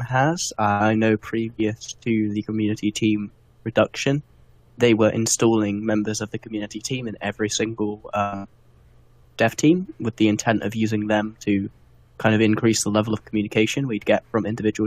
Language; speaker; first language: English; native; English